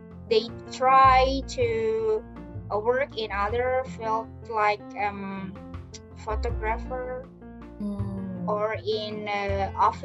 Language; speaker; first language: English; non-native, learner; Indonesian